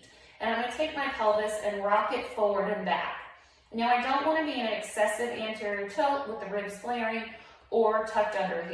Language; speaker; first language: English; native; English